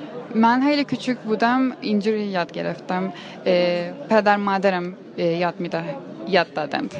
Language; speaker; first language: Persian; non-native, learner; Turkish